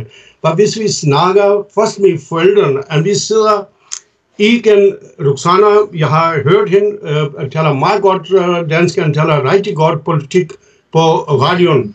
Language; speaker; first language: Danish; non-native, fluent; Urdu